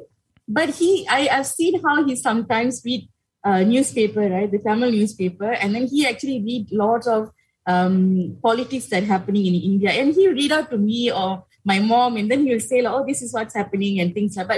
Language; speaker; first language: English; non-native, local second language; Tamil